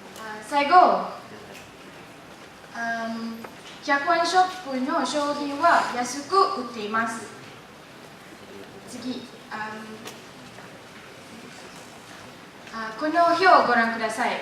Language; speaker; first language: Japanese; non-native, learner; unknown